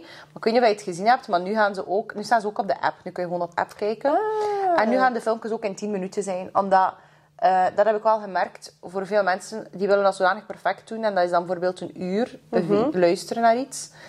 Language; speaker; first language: Dutch; native; Dutch